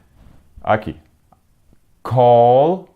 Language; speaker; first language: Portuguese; non-native, fluent; Danish